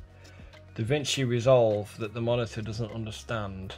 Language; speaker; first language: English; native; English